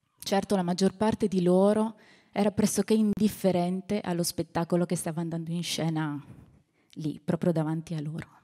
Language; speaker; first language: Italian; native; Italian